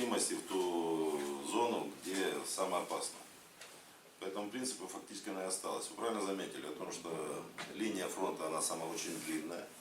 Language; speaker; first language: Russian; native; Russian